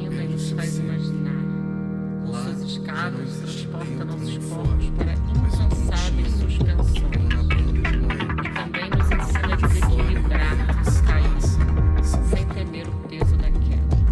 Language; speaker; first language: Portuguese; native; Portuguese